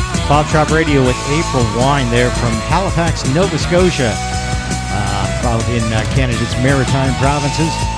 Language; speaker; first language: English; native; English